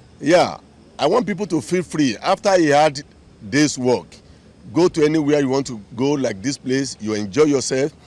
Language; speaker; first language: Nigerian Pidgin; non-native, local second language; Yoruba